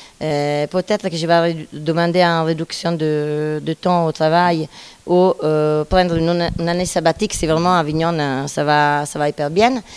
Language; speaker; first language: French; non-native, fluent; Italian